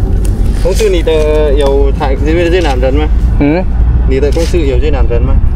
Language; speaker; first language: Chinese; non-native, learner; Vietnamese